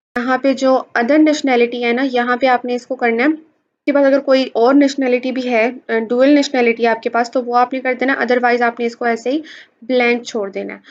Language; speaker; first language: Urdu; native; Urdu